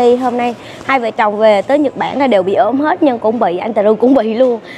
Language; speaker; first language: Vietnamese; native; Vietnamese